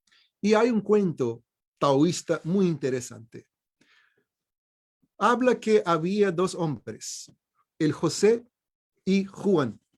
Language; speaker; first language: Spanish; non-native, fluent; Portuguese